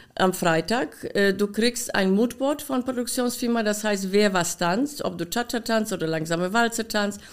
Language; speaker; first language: German; non-native, fluent; Polish